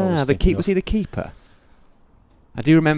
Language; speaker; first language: English; native; English